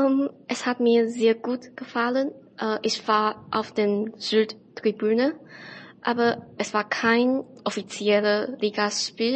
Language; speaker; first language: German; non-native, learner; Chinese